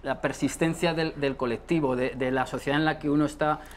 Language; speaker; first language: Spanish; native; Spanish